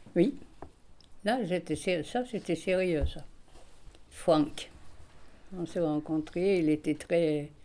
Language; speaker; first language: French; non-native, fluent; Swedish